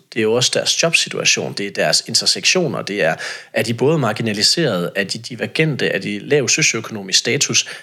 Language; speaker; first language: Danish; native; Danish